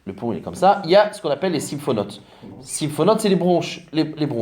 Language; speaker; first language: French; native; French